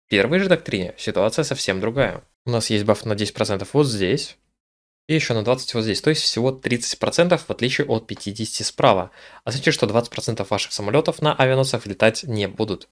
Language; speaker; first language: Russian; native; Russian